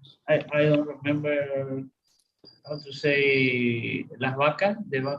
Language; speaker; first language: English; non-native, learner; Spanish